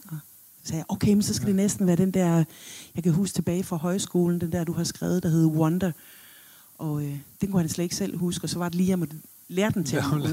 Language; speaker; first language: Danish; native; Danish